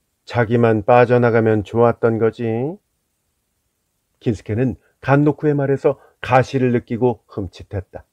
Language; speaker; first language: Korean; native; Korean